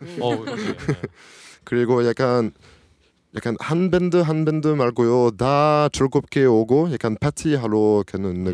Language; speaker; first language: Korean; non-native, learner; French